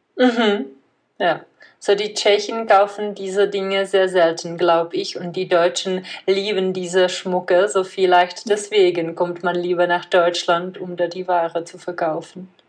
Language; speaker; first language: German; non-native, fluent; Czech